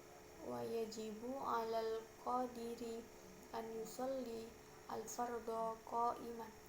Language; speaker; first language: Arabic; non-native, learner; Indonesian